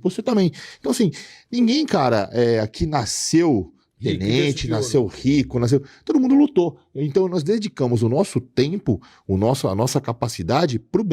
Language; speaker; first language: Portuguese; native; Portuguese